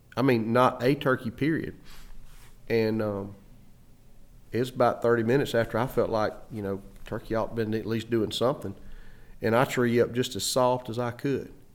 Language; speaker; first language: English; native; English